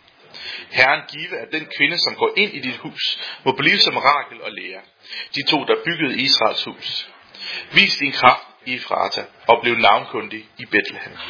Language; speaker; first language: Danish; native; Danish